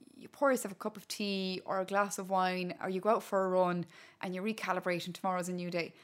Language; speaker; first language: English; non-native, local second language; Irish